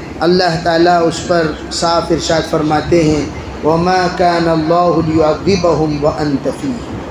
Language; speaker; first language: Urdu; native; Urdu